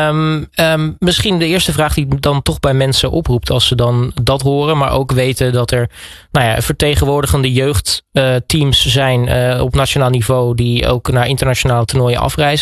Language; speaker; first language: Dutch; native; Dutch